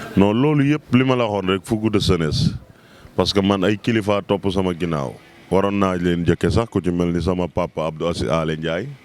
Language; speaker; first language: Wolof; native; Wolof